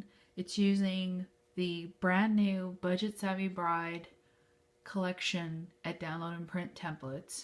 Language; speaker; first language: English; native; English